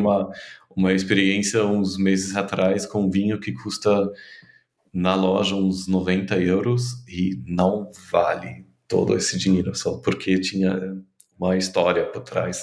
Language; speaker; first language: Portuguese; non-native, fluent; German